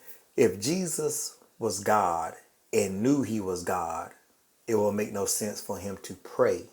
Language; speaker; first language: English; native; English